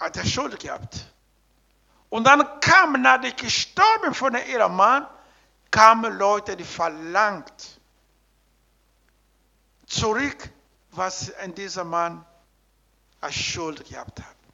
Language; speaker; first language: German; non-native, learner; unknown